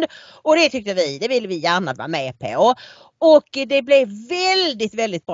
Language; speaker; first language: Swedish; native; Swedish